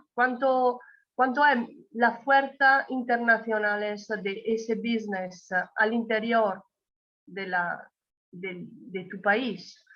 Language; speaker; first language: Spanish; non-native, learner; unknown